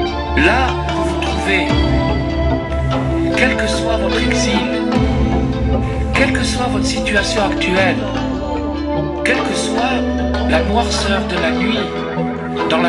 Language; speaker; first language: French; native; French